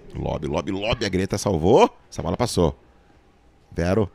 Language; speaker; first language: Portuguese; native; Portuguese